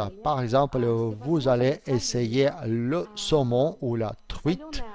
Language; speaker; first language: French; non-native, fluent; Russian